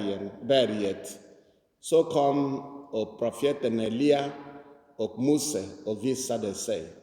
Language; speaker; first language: Swedish; non-native, fluent; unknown